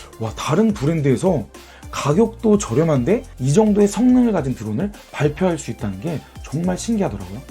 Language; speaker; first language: Korean; native; Korean